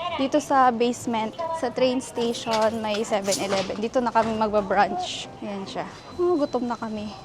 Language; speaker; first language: Filipino; native; Filipino